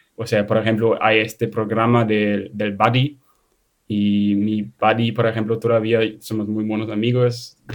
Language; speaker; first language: Spanish; non-native, fluent; German